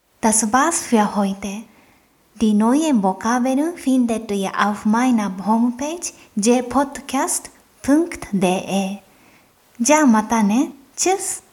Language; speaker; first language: German; non-native, fluent; Japanese